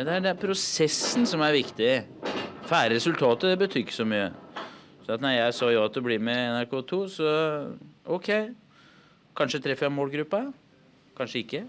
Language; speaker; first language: Norwegian; native; Norwegian